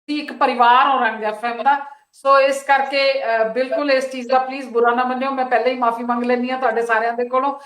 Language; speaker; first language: Hindi; non-native, local second language; Punjabi